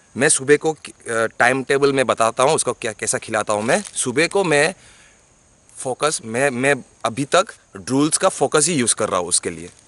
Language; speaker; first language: Hindi; non-native, local second language; Bangla